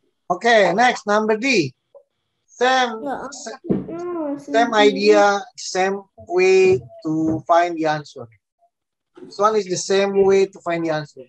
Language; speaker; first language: English; non-native, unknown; Indonesian